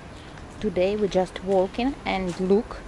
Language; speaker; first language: English; non-native, learner; Russian